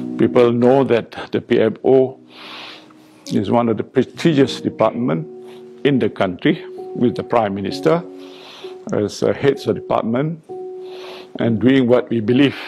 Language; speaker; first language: English; non-native, local second language; Malay